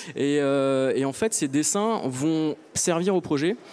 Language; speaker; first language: French; native; French